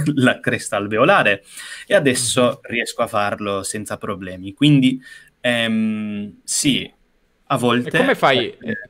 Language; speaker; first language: Italian; non-native, fluent; English